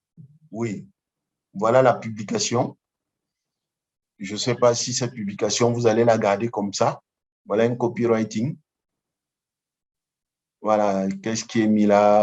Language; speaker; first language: French; non-native, local second language; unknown